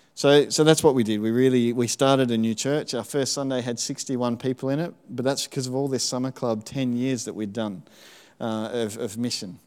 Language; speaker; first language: English; native; English